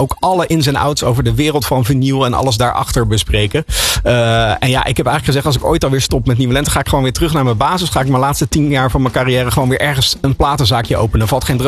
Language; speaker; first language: Dutch; native; Dutch